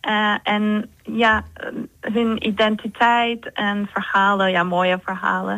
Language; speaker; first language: Dutch; non-native, learner; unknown